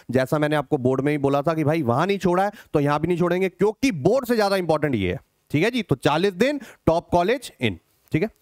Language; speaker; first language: Hindi; native; Hindi